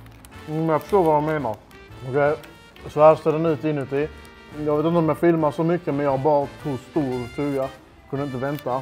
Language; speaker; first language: Swedish; native; Swedish